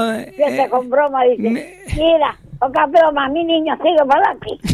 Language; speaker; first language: Spanish; native; Spanish